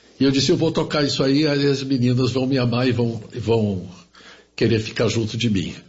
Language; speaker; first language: Portuguese; early bilingual, other home language; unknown